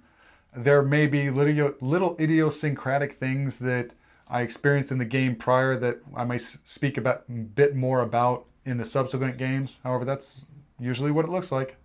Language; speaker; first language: English; native; English